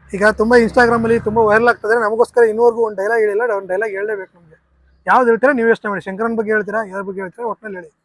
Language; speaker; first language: Kannada; native; Kannada